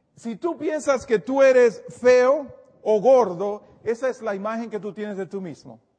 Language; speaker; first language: Spanish; native; Spanish